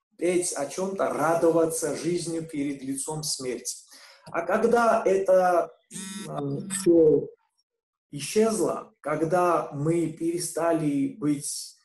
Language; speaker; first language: Russian; non-native, fluent; Georgian